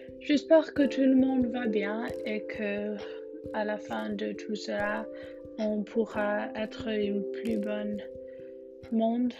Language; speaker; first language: French; non-native, learner; English